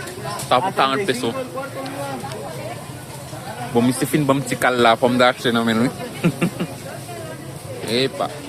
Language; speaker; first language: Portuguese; non-native, learner; Haitian Creole